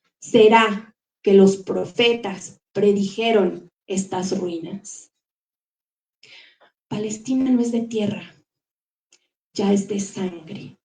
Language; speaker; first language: Spanish; native; Spanish